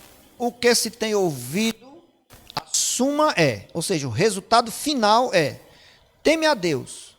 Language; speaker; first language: Portuguese; native; Portuguese